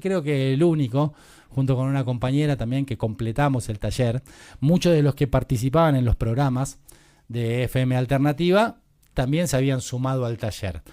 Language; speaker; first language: Spanish; native; Spanish